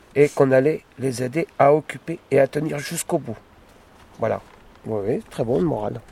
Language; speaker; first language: French; native; French